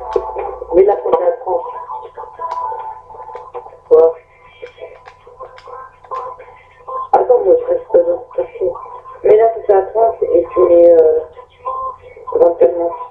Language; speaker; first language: French; native; French